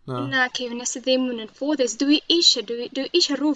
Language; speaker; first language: Welsh; non-native, learner; Russian